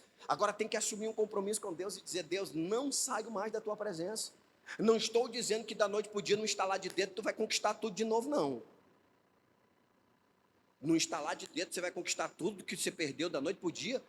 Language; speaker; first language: Portuguese; native; Portuguese